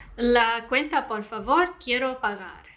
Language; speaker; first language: Spanish; non-native, learner; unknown